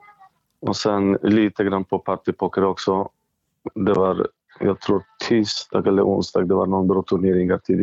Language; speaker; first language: Swedish; non-native, fluent; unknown